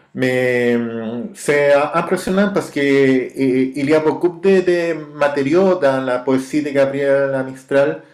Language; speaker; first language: French; non-native, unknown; Spanish